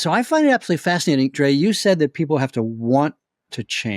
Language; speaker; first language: English; native; English